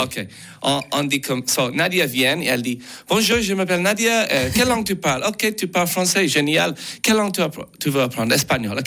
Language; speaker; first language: French; non-native, learner; English